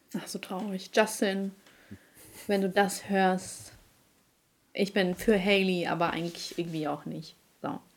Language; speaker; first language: German; early bilingual, other home language; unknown